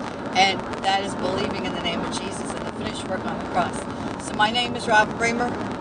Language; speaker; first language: English; native; English